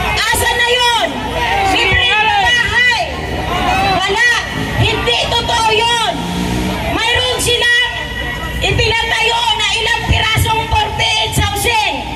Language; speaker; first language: Filipino; non-native, local second language; Waray